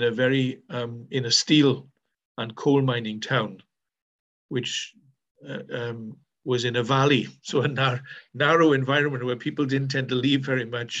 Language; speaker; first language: English; native; English